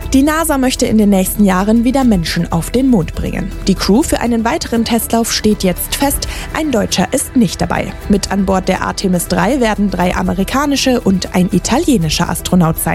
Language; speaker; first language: German; native; German